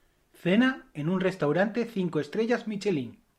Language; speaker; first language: Spanish; native; Spanish